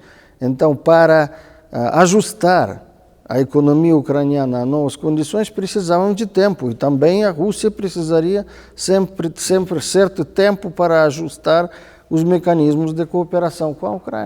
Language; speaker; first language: Portuguese; non-native, fluent; Russian